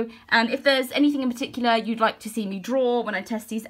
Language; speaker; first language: English; native; English